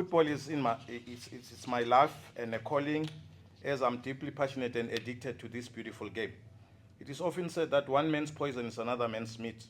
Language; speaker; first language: English; non-native, local second language; Zulu